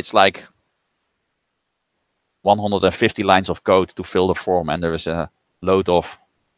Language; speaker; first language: English; non-native, fluent; Dutch